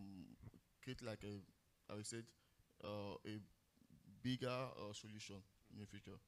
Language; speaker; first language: English; non-native, local second language; French